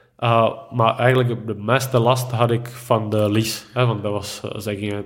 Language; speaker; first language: Dutch; non-native, fluent; Czech